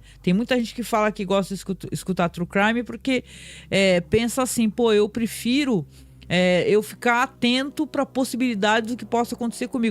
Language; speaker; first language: Portuguese; native; Portuguese